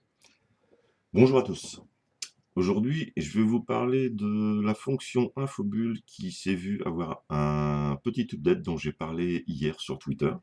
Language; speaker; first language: French; native; French